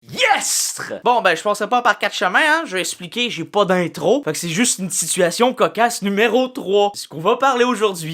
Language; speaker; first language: French; native; French